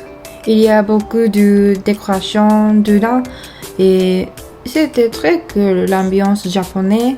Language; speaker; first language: French; non-native, fluent; Japanese